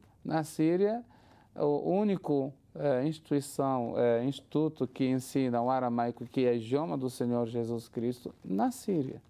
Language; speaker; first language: Portuguese; non-native, fluent; Arabic